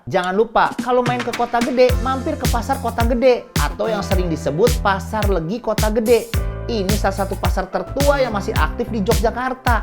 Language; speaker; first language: Indonesian; native; Indonesian